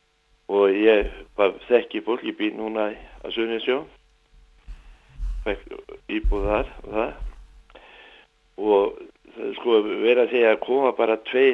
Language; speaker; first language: Icelandic; non-native, learner; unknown